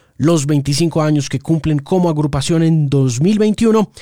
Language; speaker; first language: Spanish; native; Spanish